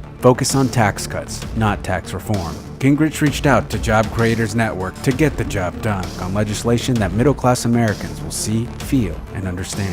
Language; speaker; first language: English; native; English